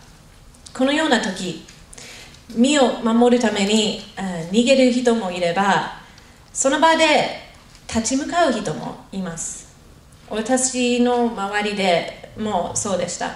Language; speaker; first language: Japanese; non-native, fluent; English